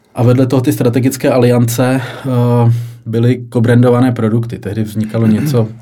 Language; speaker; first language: Czech; native; Czech